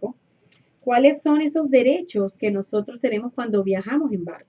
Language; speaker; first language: Spanish; native; Spanish